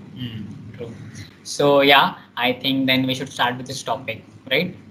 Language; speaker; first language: English; non-native, local second language; Hindi